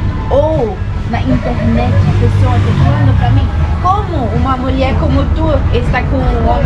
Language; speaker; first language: Portuguese; early bilingual, heritage; Portuguese